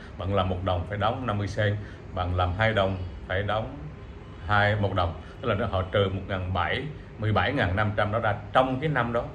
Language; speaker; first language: Vietnamese; native; Vietnamese